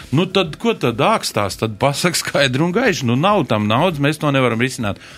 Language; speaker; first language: Latvian; native; Latvian